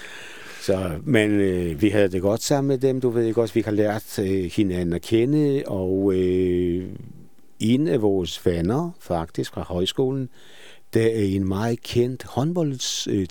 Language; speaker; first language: Danish; non-native, fluent; Polish